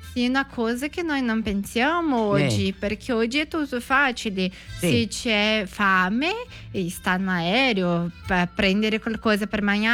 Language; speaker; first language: Italian; non-native, learner; Portuguese